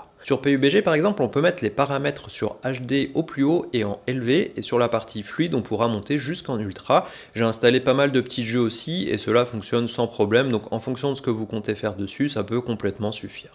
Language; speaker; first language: French; native; French